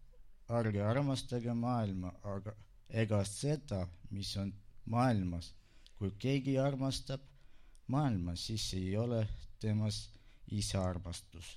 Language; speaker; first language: Estonian; non-native, local second language; Russian